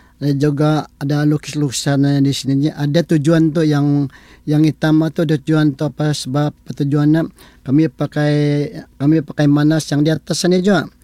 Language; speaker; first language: Malay; non-native, local second language; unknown